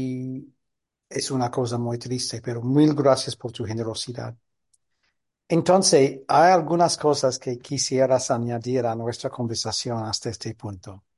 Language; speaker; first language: Spanish; non-native, fluent; English